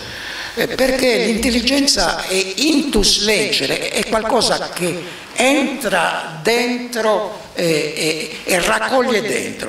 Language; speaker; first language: Italian; native; Italian